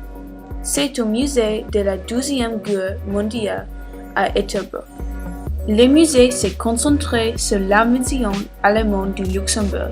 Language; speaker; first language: French; non-native, learner; English